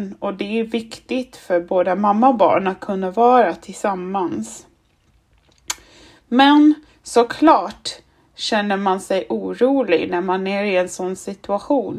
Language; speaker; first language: Swedish; non-native, fluent; German